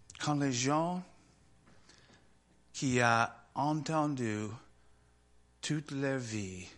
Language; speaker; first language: French; non-native, learner; English